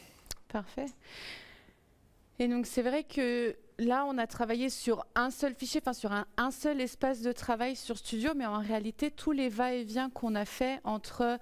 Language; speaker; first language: French; native; French